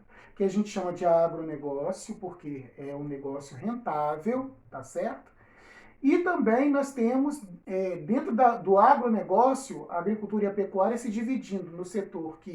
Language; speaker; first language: Portuguese; native; Portuguese